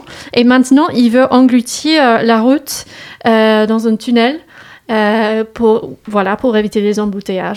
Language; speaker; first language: French; non-native, learner; English